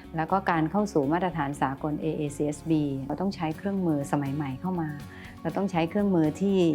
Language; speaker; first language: Thai; native; Thai